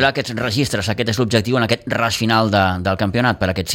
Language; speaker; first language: Catalan; native; Catalan